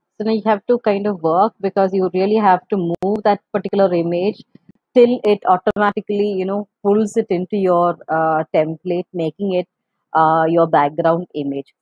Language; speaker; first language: English; non-native, local second language; Malayalam